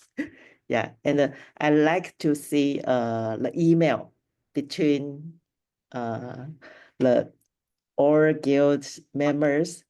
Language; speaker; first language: English; non-native, local second language; Chinese